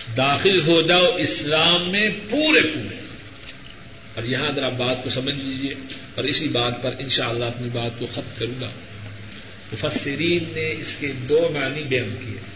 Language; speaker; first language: Urdu; non-native, local second language; Punjabi